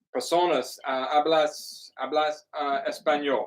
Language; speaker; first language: Spanish; non-native, learner; English